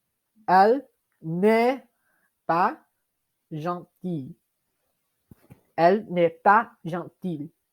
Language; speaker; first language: French; non-native, fluent; English